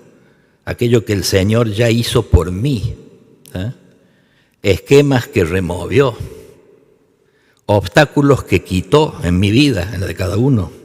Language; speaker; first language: Spanish; native; Spanish